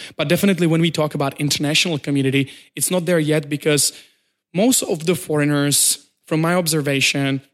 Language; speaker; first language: English; non-native, fluent; Czech